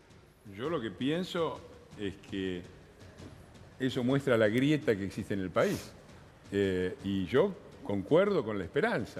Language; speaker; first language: Spanish; native; Spanish